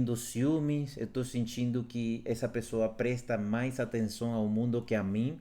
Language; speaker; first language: Portuguese; non-native, fluent; Spanish